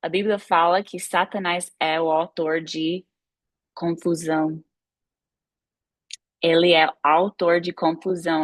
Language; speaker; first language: Portuguese; non-native, fluent; English